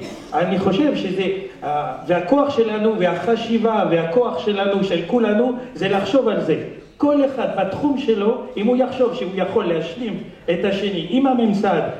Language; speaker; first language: Hebrew; non-native, fluent; French